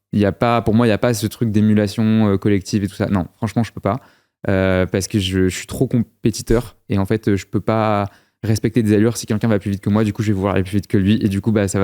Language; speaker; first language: French; native; French